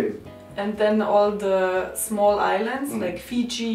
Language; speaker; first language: English; non-native, learner; Slovenian